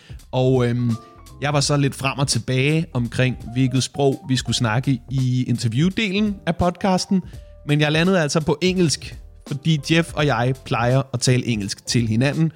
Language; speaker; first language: Danish; native; Danish